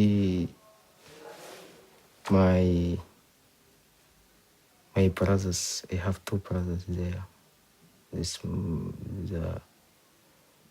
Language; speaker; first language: English; non-native, learner; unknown